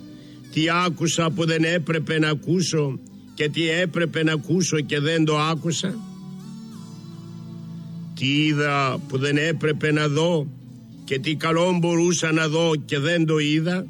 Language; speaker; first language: Greek; native; Greek